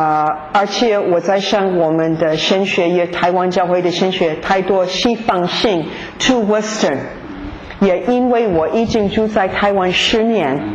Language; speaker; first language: Chinese; non-native, fluent; English